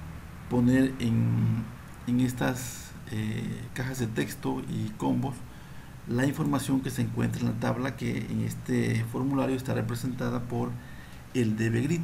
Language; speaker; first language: Spanish; native; Spanish